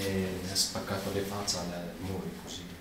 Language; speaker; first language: Italian; non-native, learner; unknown